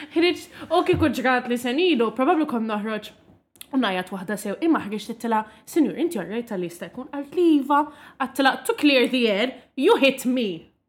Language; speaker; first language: Maltese; non-native, local second language; English